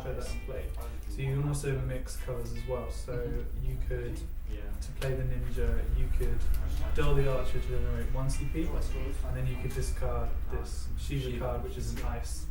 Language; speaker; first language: English; native; English